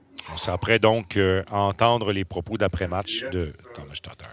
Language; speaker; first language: French; native; French